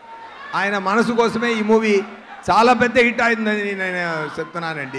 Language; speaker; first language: Telugu; non-native, local second language; Tamil